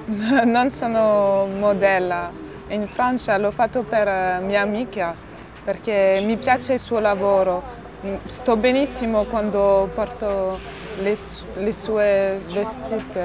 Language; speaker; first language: Italian; non-native, learner; Albanian